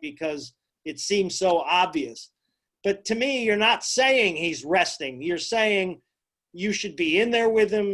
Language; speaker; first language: English; native; English